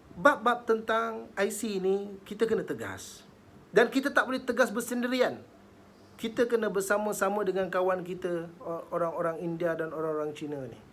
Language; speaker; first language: Malay; native; Malay